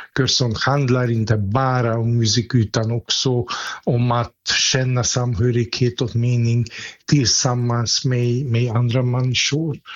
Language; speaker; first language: Swedish; non-native, fluent; Hungarian